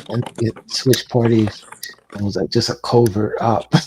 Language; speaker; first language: English; native; English